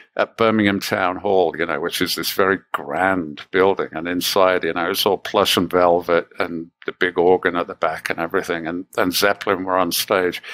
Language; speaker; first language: English; native; English